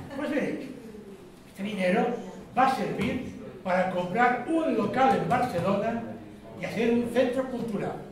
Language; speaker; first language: Spanish; native; Spanish